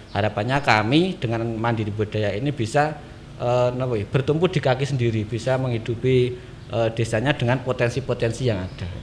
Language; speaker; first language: Indonesian; non-native, local second language; Javanese